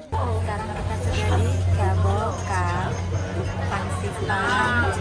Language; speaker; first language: Indonesian; native; Indonesian